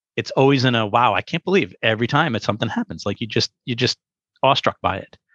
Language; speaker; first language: English; native; English